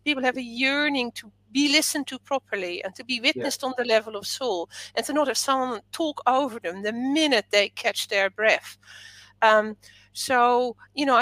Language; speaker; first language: English; non-native, fluent; Dutch